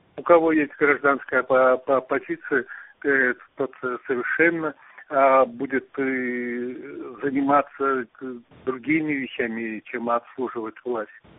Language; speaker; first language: Russian; non-native, local second language; Uzbek